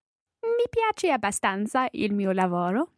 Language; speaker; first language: Italian; non-native, learner; English